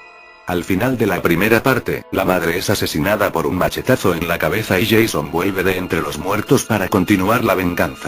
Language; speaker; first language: Spanish; native; Spanish